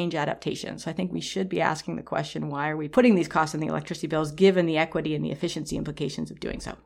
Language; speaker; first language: English; native; English